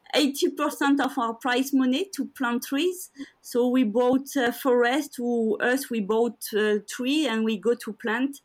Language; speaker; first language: English; non-native, learner; French